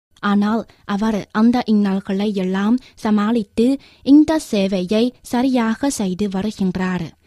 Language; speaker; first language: Tamil; non-native, fluent; Chinese